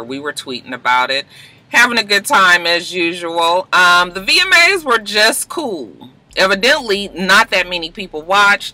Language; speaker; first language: English; native; English